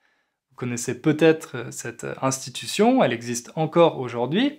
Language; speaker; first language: French; native; French